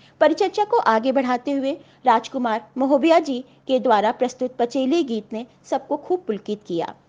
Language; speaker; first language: Hindi; native; Hindi